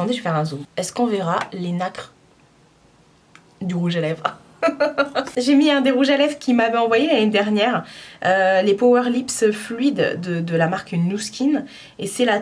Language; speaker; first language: French; native; French